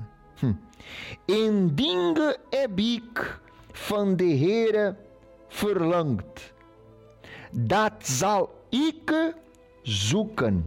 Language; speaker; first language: Dutch; non-native, fluent; Portuguese